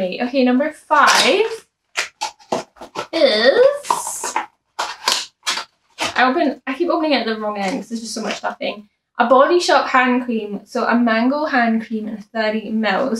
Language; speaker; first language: English; native; English